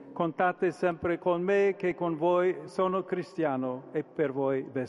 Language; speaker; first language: Italian; non-native, fluent; English